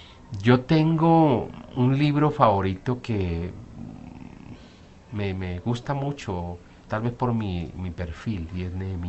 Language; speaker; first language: Spanish; native; Spanish